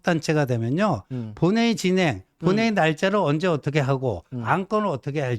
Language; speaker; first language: Korean; native; Korean